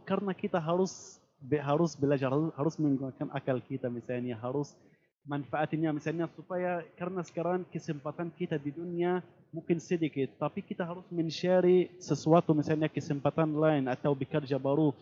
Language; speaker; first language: Indonesian; non-native, fluent; Arabic